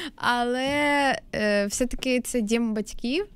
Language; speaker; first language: Ukrainian; native; Ukrainian